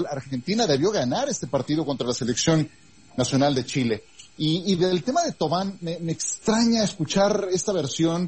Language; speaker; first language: Spanish; native; Spanish